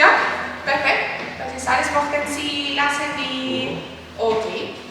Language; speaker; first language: German; non-native, learner; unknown